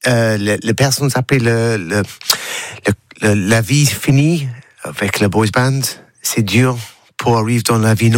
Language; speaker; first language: French; non-native, learner; English